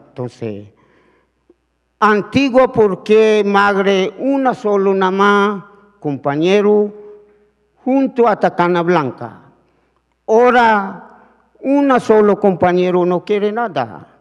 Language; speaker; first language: Spanish; non-native, learner; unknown